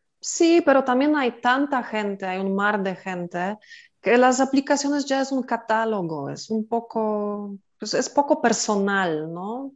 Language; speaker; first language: Spanish; non-native, fluent; Polish